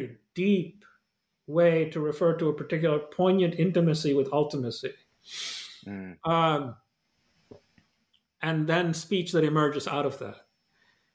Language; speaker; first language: English; non-native, local second language; Malayalam